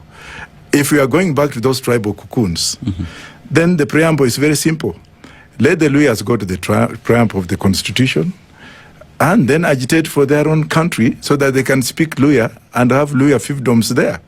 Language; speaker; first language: English; non-native, local second language; Luyia